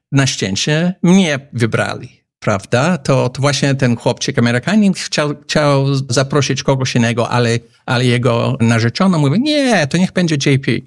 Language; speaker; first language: Polish; non-native, fluent; English